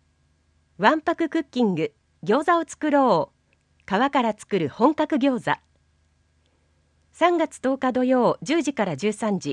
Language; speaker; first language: Japanese; native; Japanese